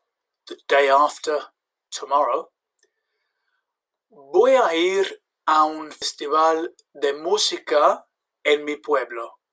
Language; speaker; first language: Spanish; non-native, fluent; English